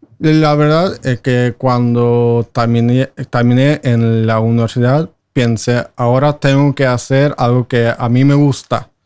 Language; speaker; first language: Spanish; non-native, fluent; Norwegian